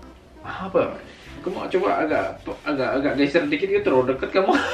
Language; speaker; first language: Indonesian; native; Indonesian